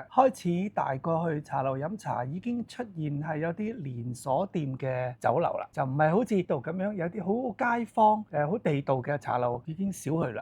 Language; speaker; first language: Cantonese; native; Cantonese